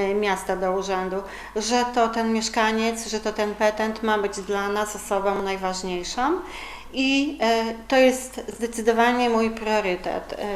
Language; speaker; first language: Polish; native; Polish